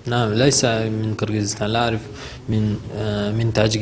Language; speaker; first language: Arabic; non-native, learner; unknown